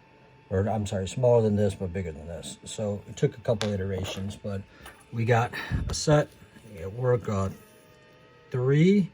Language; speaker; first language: English; native; English